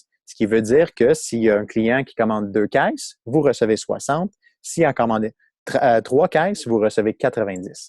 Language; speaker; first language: French; native; French